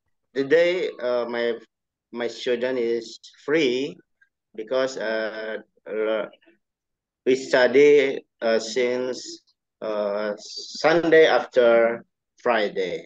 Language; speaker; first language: English; non-native, learner; Indonesian